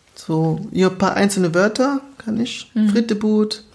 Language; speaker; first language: German; early bilingual, other home language; Portuguese